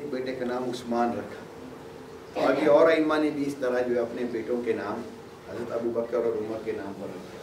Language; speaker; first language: Urdu; native; Urdu